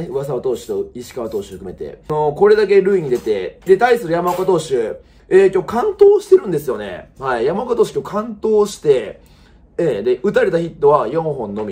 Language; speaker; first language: Japanese; native; Japanese